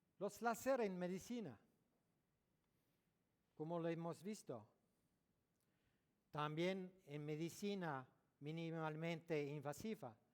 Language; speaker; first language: Spanish; non-native, learner; French